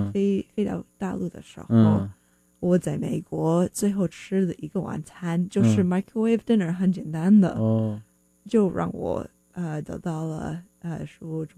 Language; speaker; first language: Chinese; non-native, learner; English